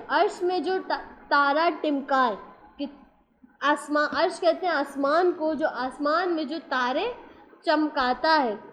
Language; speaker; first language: Urdu; native; Urdu